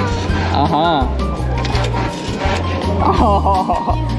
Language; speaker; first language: English; non-native, learner; Korean